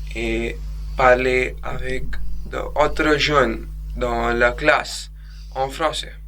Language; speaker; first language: French; non-native, learner; Gujarati